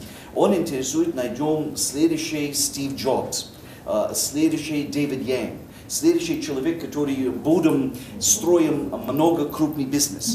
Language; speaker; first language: Russian; non-native, learner; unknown